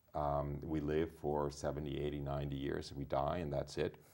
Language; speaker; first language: English; native; English